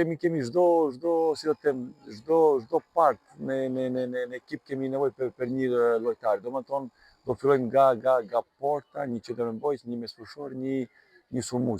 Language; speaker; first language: Albanian; non-native, learner; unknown